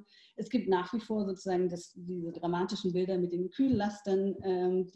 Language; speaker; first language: German; native; German